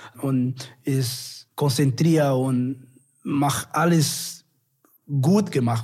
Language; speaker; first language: German; non-native, learner; Portuguese